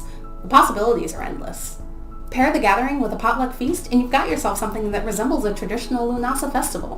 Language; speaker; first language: English; native; English